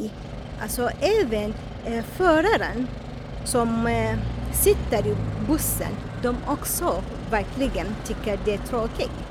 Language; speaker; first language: Swedish; non-native, fluent; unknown